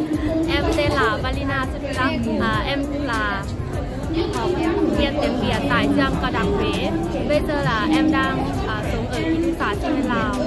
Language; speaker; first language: Vietnamese; non-native, learner; Lao